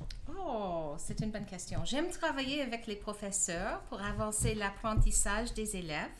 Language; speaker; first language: French; non-native, fluent; English